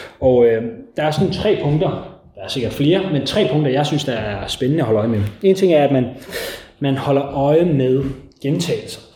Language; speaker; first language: Danish; native; Danish